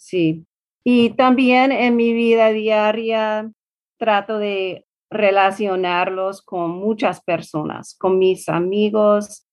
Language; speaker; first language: Spanish; non-native, learner; English